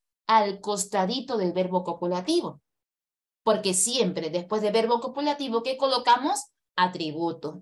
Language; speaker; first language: Spanish; native; Spanish